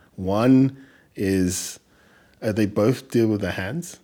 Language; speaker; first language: English; native; English